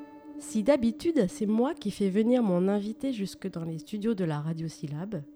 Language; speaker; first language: French; native; French